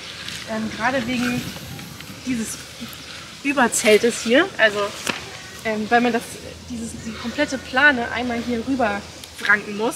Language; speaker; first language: German; native; German